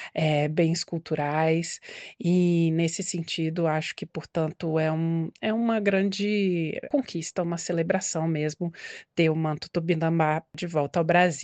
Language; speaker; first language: Portuguese; native; Portuguese